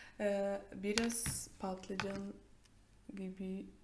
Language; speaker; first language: Turkish; non-native, fluent; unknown